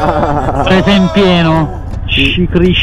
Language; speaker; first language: Spanish; non-native, learner; Italian